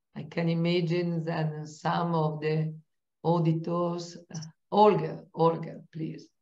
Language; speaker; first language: English; non-native, fluent; Italian